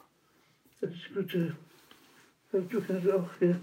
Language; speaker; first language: German; non-native, fluent; Polish